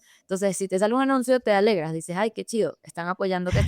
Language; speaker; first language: Spanish; native; Spanish